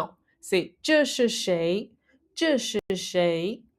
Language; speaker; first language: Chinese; non-native, fluent; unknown